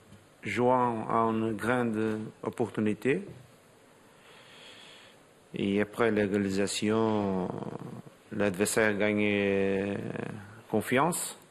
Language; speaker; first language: French; non-native, learner; Portuguese